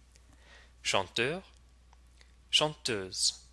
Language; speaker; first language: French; non-native, fluent; English